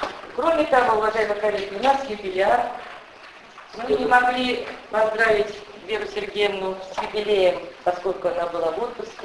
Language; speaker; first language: Russian; native; Russian